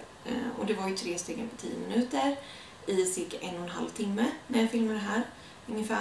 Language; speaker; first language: Swedish; native; Swedish